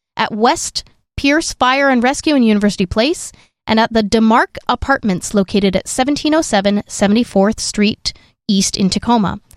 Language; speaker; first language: English; native; English